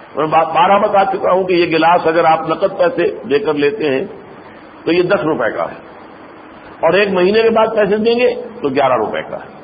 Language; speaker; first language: Urdu; native; Urdu